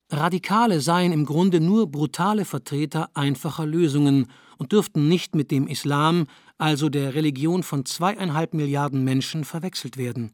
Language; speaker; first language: German; native; German